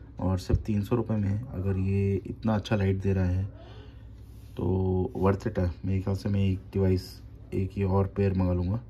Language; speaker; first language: Hindi; native; Hindi